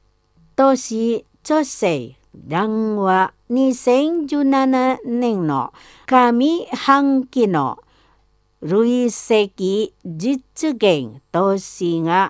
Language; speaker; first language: Japanese; non-native, fluent; Indonesian